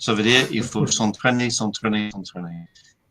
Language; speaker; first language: French; non-native, fluent; English